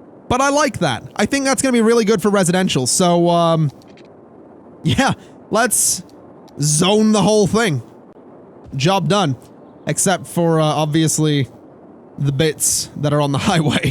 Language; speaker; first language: English; native; English